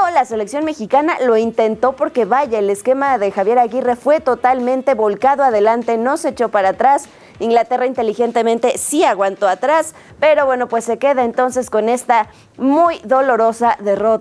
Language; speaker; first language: Spanish; native; Spanish